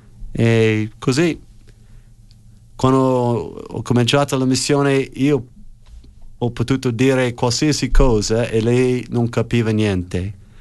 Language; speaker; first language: Italian; non-native, fluent; English